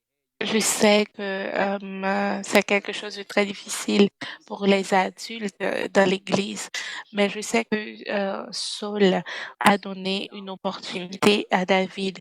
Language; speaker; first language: French; non-native, fluent; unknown